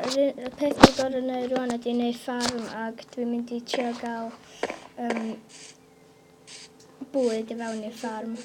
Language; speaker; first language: Welsh; non-native, local second language; English